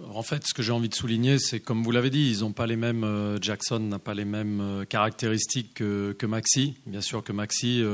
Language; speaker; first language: French; native; French